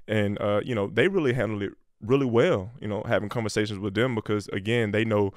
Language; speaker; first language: English; native; English